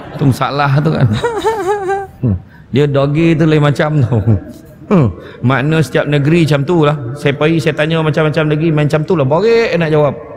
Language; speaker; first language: Malay; native; Malay